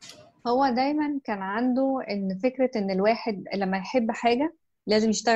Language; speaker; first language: Arabic; native; Arabic